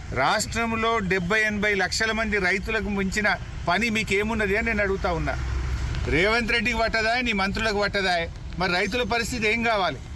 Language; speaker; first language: Telugu; native; Telugu